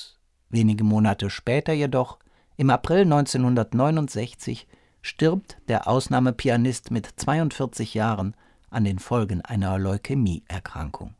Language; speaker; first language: German; native; German